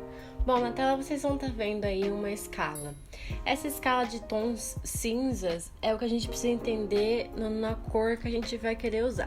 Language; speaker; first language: Portuguese; native; Portuguese